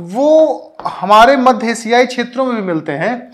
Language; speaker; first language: Hindi; native; Hindi